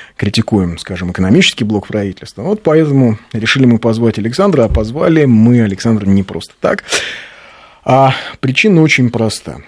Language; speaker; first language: Russian; native; Russian